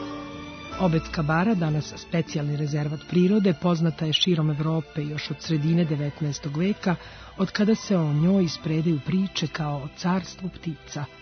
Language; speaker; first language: Serbian; native; Serbian